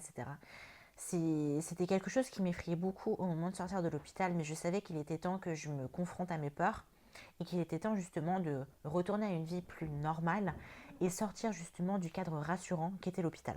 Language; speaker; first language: French; native; French